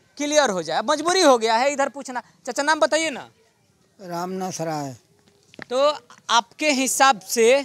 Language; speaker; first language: Hindi; native; Hindi